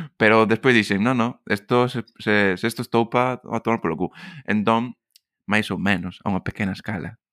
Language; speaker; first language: Galician; non-native, local second language; Spanish